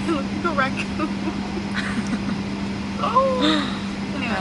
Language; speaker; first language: English; native; English